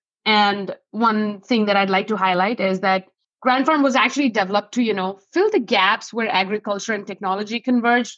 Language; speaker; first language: English; non-native, local second language; Hindi